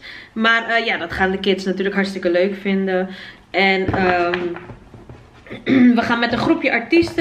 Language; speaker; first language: Dutch; native; Dutch